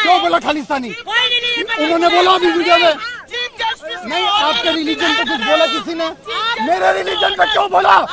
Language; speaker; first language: Hindi; non-native, local second language; Punjabi